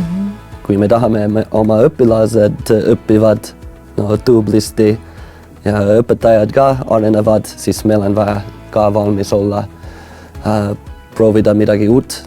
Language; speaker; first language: Estonian; non-native, fluent; English